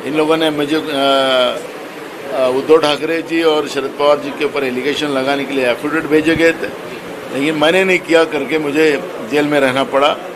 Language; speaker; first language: Hindi; non-native, local second language; Marathi